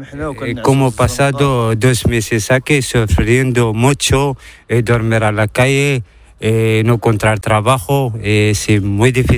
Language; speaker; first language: Spanish; non-native, learner; Arabic